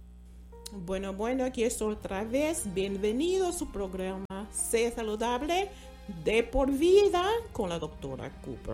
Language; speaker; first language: Spanish; non-native, fluent; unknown